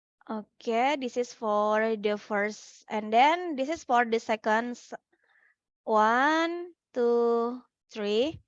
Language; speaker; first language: English; non-native, fluent; Indonesian